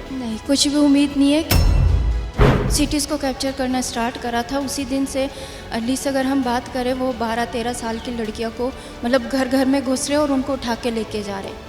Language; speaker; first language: Hindi; non-native, fluent; Persian